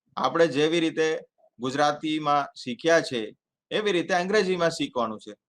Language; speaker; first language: Gujarati; non-native, fluent; Tamil